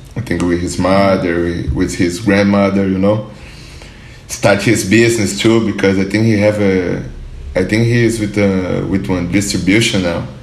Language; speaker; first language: English; non-native, learner; Portuguese